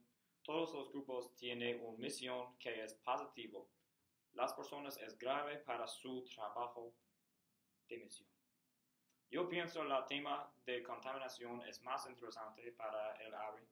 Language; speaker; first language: Spanish; non-native, learner; English